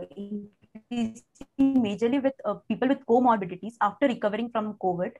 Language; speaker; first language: English; non-native, local second language; Kannada